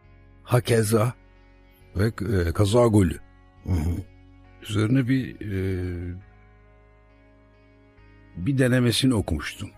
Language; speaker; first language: Turkish; native; Turkish